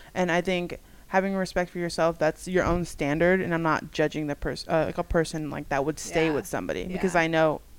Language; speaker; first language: English; native; English